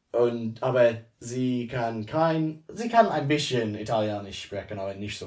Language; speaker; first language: German; non-native, learner; English